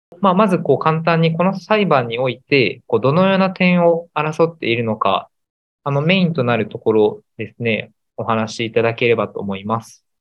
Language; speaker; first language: Japanese; native; Japanese